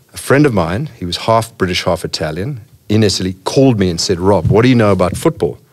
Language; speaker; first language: English; native; English